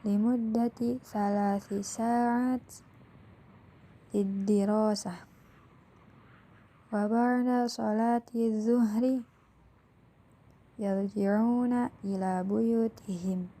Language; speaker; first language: Arabic; non-native, fluent; Indonesian